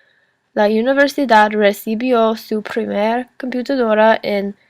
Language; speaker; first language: Spanish; non-native, learner; English